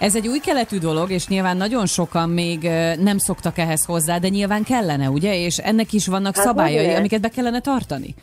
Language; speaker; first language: Hungarian; native; Hungarian